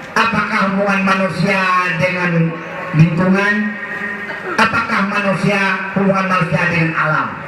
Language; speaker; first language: Malay; non-native, local second language; Achinese